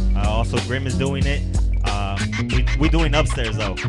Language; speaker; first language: English; native; English